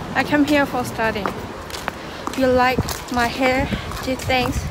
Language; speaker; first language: English; non-native, learner; Cantonese